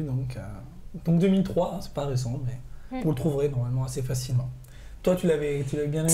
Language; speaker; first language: French; native; French